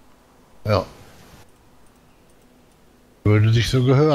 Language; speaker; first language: German; native; German